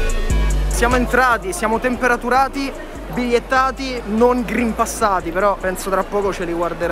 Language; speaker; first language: Italian; native; Italian